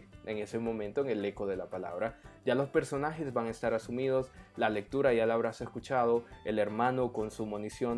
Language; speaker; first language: Spanish; native; Spanish